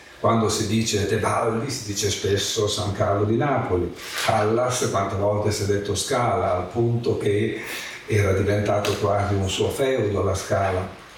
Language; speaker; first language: Italian; native; Italian